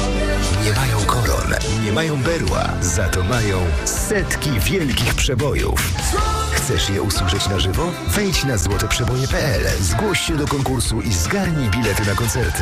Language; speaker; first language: Polish; native; Polish